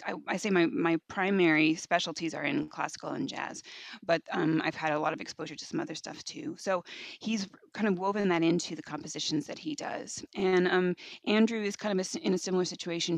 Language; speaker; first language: English; native; English